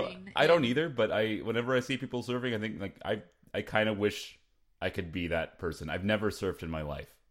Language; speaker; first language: English; native; English